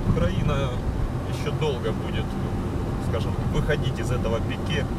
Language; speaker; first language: Russian; native; Russian